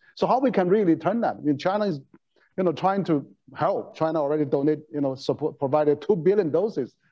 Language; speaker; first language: English; non-native, fluent; Chinese